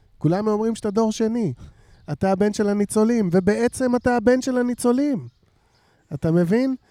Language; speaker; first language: Hebrew; native; Hebrew